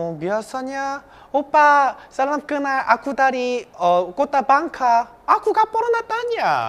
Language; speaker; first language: Indonesian; non-native, fluent; Korean